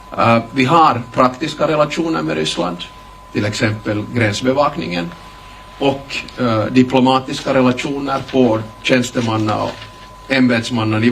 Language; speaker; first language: Swedish; native; Swedish